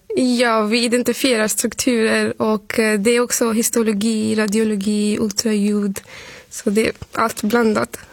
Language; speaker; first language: Swedish; non-native, fluent; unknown